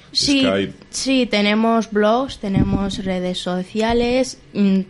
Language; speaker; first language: Spanish; early bilingual, other home language; Arabic